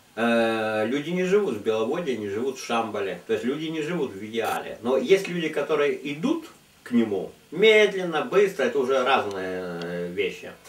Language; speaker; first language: Russian; native; Russian